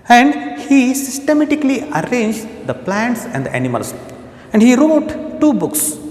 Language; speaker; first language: English; non-native, local second language; Kannada